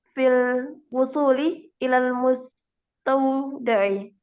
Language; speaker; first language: Arabic; non-native, learner; Indonesian